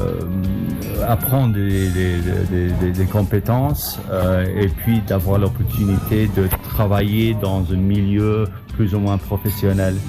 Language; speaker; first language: French; non-native, fluent; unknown